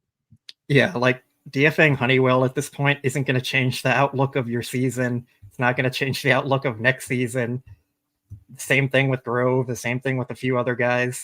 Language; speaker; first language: English; native; English